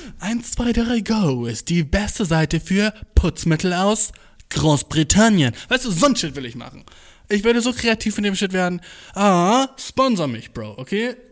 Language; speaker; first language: German; early bilingual, other home language; Turkish